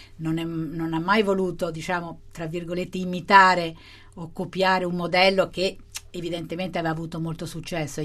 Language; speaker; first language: Italian; non-native, fluent; Spanish